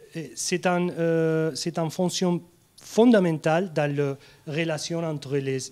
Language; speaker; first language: French; non-native, fluent; Spanish